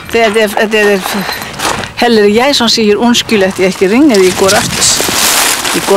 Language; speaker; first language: Danish; non-native, fluent; Icelandic